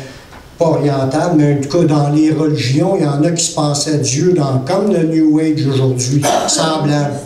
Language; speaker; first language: French; native; French